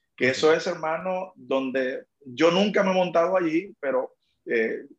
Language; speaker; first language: Spanish; native; Spanish